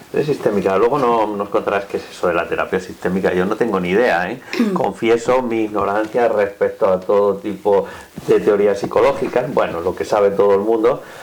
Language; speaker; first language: Spanish; native; Spanish